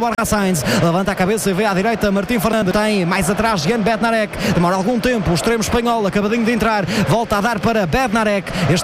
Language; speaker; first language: Portuguese; native; Portuguese